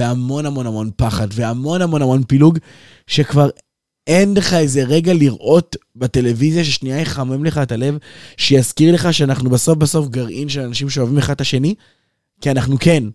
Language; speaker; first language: Hebrew; native; Hebrew